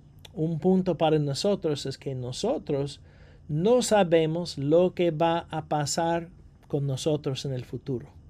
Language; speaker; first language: Spanish; non-native, fluent; English